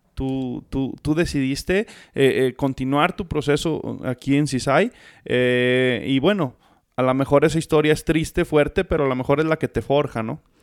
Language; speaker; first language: Spanish; native; Spanish